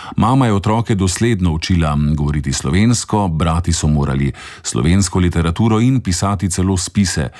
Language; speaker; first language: Slovenian; native; Slovenian